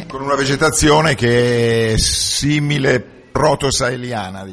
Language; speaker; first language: Italian; native; Italian